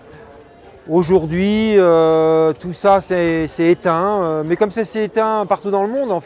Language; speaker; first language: French; non-native, local second language; Arabic